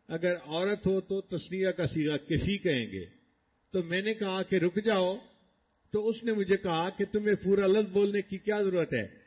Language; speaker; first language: Urdu; non-native, local second language; Punjabi